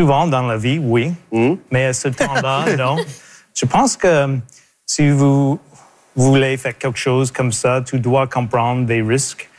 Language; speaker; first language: French; non-native, local second language; English